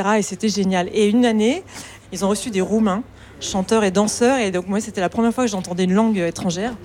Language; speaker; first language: French; native; French